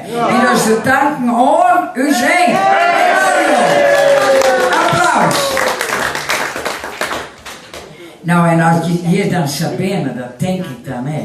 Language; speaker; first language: Dutch; non-native, local second language; Western Frisian